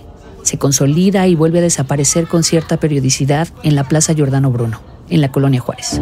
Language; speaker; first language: Spanish; native; Spanish